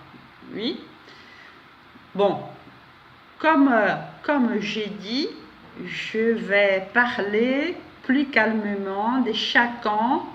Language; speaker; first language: French; non-native, fluent; Portuguese